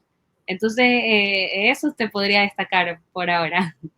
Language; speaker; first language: Spanish; native; Spanish